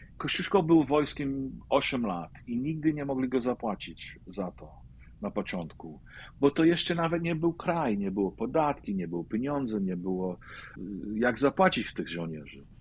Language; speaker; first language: Polish; early bilingual, heritage; Polish